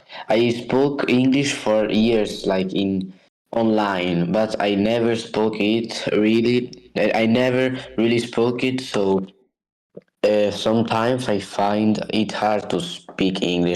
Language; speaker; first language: English; non-native, fluent; Italian